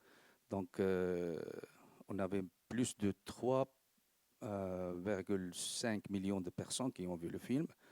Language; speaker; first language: French; non-native, local second language; Arabic